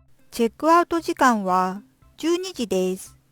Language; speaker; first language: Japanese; non-native, fluent; Korean